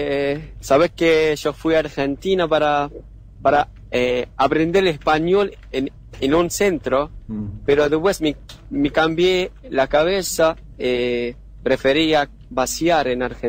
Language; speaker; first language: Spanish; non-native, learner; Arabic